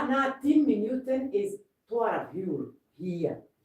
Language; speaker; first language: Dutch; non-native, learner; Kikuyu